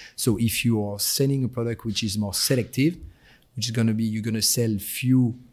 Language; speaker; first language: English; non-native, fluent; French